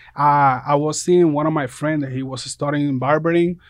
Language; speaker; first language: English; non-native, fluent; Spanish